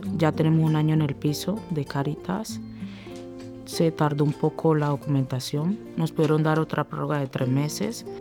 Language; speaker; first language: Spanish; native; Spanish